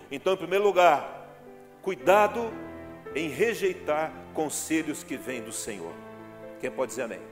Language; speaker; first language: Portuguese; native; Portuguese